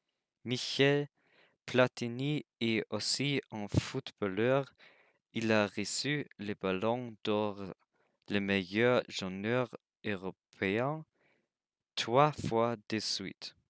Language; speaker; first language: French; non-native, learner; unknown